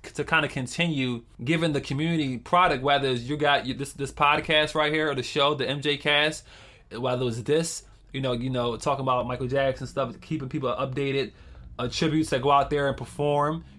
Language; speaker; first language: English; native; English